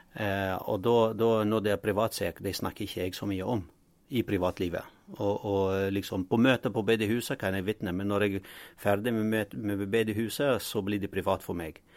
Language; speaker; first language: Norwegian; non-native, fluent; Arabic